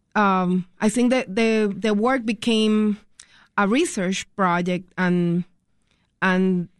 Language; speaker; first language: English; non-native, fluent; Spanish